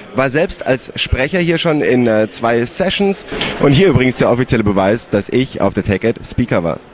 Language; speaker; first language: German; native; German